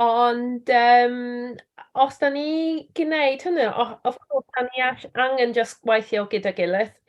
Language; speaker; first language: Welsh; non-native, learner; English